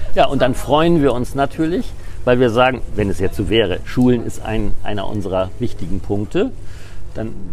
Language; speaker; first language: German; native; German